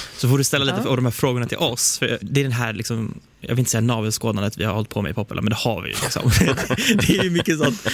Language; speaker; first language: Swedish; early bilingual, other home language; Finnish